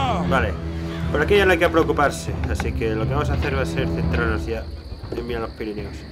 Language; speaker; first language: Spanish; native; Spanish